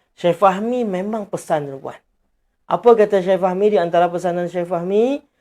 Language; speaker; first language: Malay; native; Malay